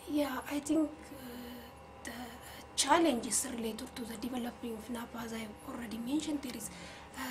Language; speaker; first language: English; non-native, fluent; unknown